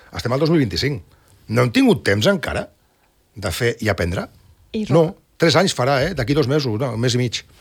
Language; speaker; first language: Catalan; non-native, local second language; Spanish